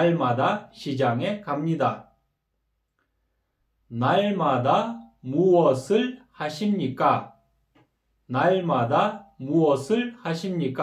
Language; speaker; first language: Korean; non-native, fluent; Kyrgyz